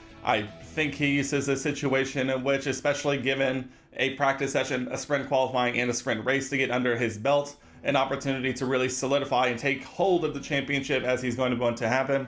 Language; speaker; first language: English; native; English